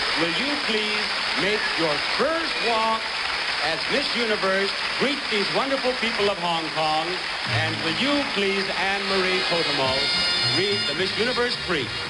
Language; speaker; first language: English; native; English